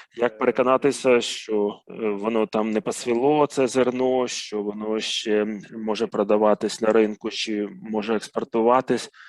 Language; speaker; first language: Ukrainian; non-native, fluent; Arabic